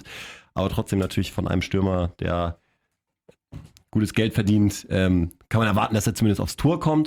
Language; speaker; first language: German; native; German